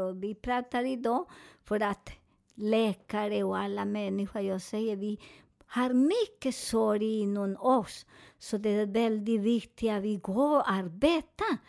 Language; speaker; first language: Swedish; non-native, fluent; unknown